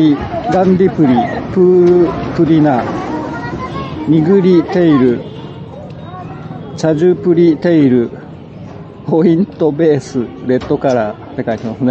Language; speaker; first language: Japanese; native; Japanese